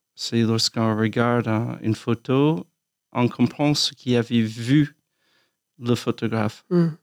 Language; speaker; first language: French; non-native, fluent; English